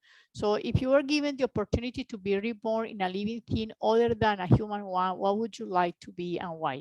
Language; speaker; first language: English; non-native, fluent; Spanish